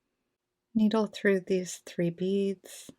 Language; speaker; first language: English; native; English